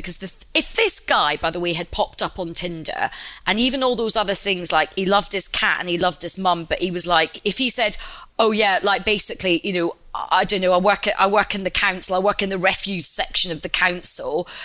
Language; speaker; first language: English; native; English